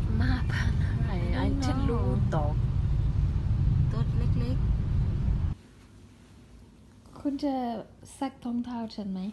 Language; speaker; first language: Thai; non-native, learner; Filipino